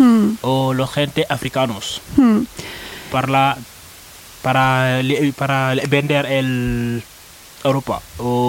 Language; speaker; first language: Spanish; non-native, learner; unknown